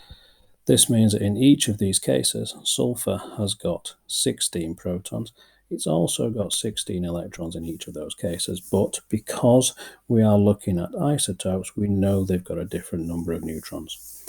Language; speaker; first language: English; native; English